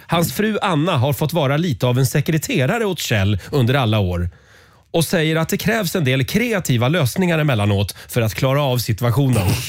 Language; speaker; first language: Swedish; native; Swedish